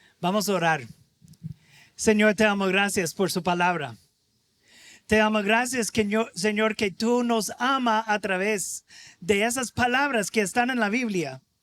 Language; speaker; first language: Spanish; non-native, fluent; English